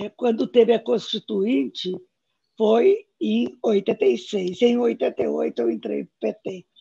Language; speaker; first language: Portuguese; native; Portuguese